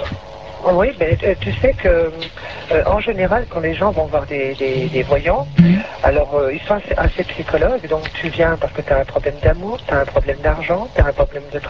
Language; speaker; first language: French; native; French